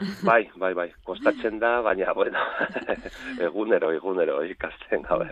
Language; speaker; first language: Basque; non-native, local second language; Spanish